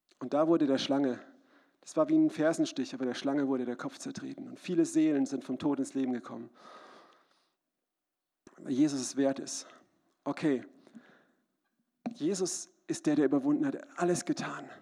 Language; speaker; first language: German; native; German